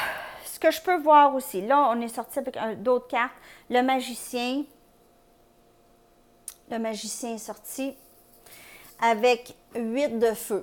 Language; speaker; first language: French; native; French